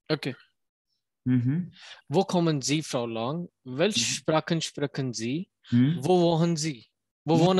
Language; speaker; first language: German; non-native, learner; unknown